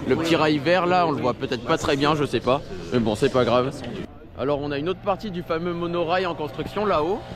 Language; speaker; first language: French; native; French